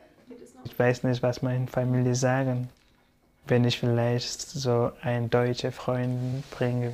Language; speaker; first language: German; non-native, learner; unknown